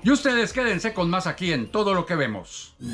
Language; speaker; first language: Spanish; native; Spanish